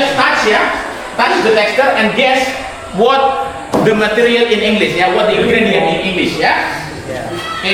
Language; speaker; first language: English; non-native, fluent; Indonesian